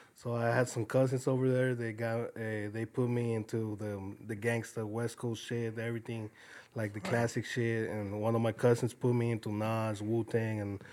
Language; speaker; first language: English; early bilingual, other home language; Spanish